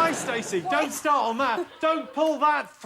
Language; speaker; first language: English; native; English